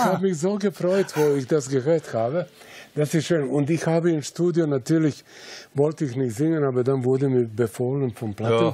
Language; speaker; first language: German; non-native, fluent; Serbian